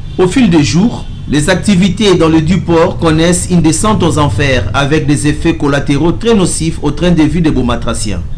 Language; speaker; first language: French; non-native, local second language; Lingala